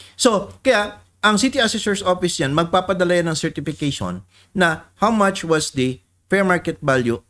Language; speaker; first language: Filipino; native; Filipino